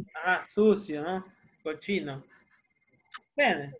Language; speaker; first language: Italian; non-native, fluent; Spanish